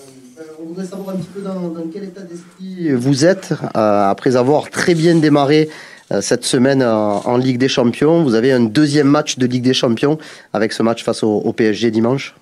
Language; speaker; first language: French; native; French